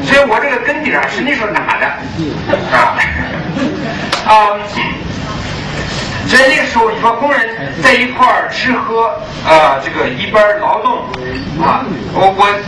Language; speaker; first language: Chinese; early bilingual, other home language; English